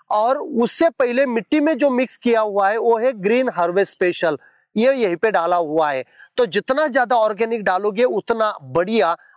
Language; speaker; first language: Hindi; non-native, local second language; Marathi